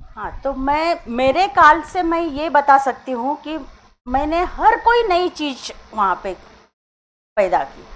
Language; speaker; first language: Hindi; non-native, local second language; Marathi